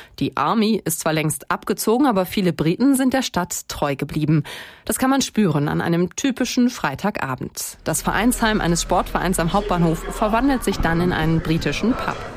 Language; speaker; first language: German; native; German